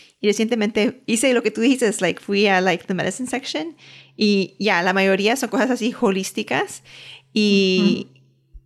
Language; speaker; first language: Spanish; early bilingual, heritage; Spanish